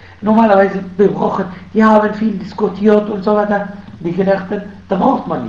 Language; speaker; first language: German; non-native, fluent; Arabic